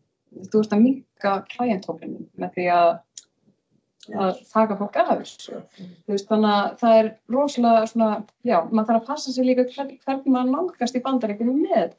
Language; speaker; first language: Icelandic; native; Icelandic